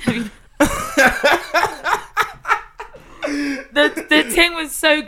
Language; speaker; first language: English; native; English